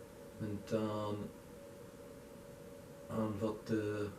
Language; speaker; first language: Dutch; non-native, learner; English